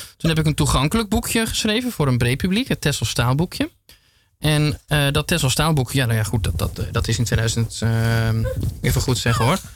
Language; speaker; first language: Dutch; native; Dutch